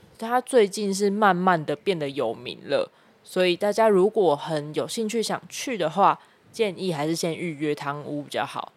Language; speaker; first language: Chinese; native; Chinese